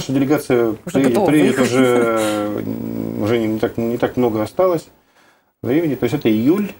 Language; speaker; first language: Russian; native; Russian